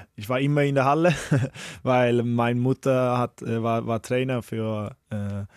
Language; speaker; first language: German; non-native, fluent; Swedish